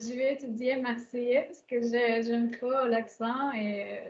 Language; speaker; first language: French; non-native, fluent; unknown